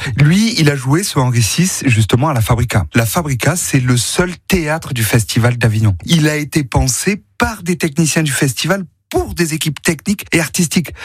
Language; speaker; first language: French; native; French